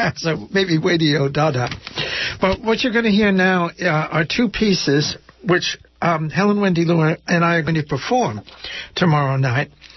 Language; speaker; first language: English; native; English